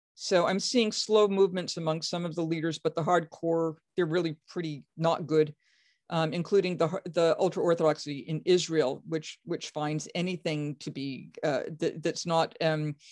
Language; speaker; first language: English; native; English